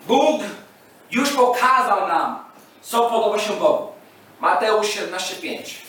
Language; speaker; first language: Polish; non-native, fluent; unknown